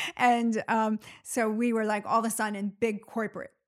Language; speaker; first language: English; early bilingual, other home language; Arabic